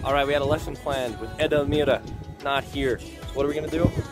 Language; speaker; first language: English; native; English